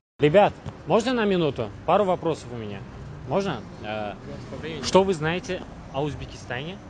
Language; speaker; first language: Russian; non-native, learner; Uzbek